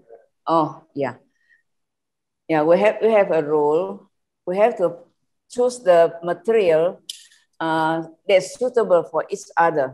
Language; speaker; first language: English; non-native, learner; Indonesian